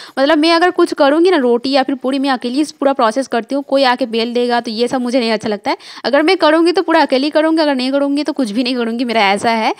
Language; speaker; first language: Hindi; non-native, local second language; Bangla